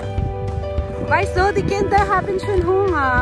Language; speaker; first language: German; non-native, learner; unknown